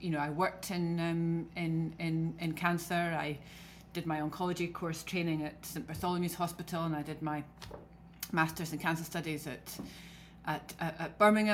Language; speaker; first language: English; native; English